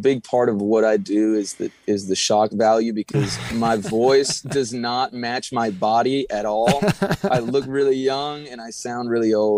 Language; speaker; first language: English; native; English